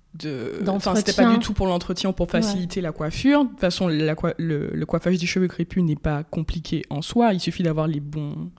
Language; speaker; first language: French; native; French